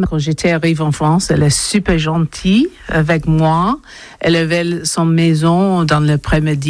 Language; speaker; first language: French; non-native, learner; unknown